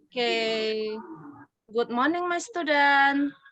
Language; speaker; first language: English; non-native, fluent; Indonesian